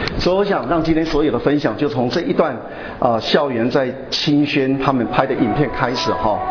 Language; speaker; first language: Chinese; native; Chinese